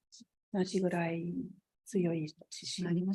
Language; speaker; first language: Japanese; non-native, learner; German